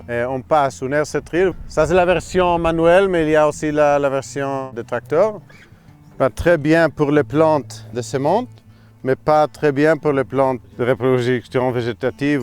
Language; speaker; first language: French; non-native, fluent; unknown